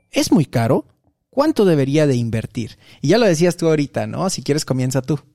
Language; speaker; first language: Spanish; native; Spanish